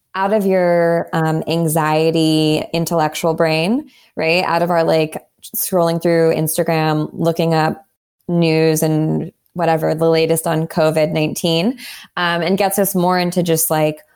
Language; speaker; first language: English; native; English